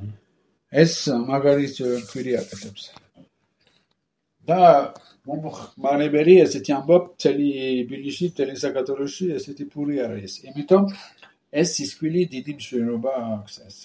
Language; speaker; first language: Georgian; non-native, learner; French